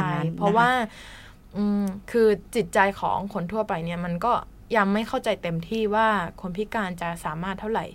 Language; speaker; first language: Thai; non-native, fluent; Japanese